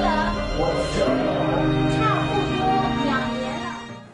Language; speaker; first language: Chinese; non-native, learner; Tibetan